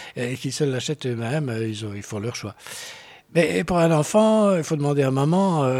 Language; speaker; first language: French; native; French